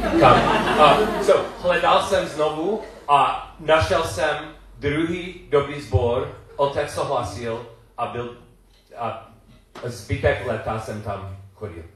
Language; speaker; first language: Czech; non-native, learner; English